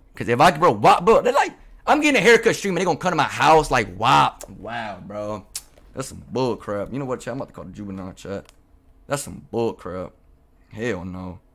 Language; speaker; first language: English; native; English